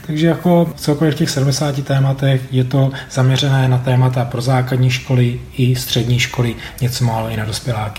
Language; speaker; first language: Czech; native; Czech